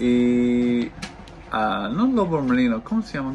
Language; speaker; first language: Spanish; non-native, fluent; English